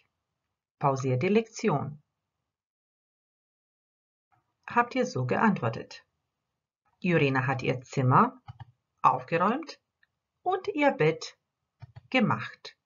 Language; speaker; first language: German; non-native, fluent; Croatian